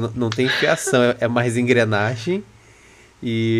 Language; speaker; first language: Portuguese; native; Portuguese